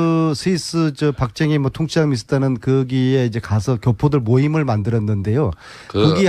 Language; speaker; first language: Korean; native; Korean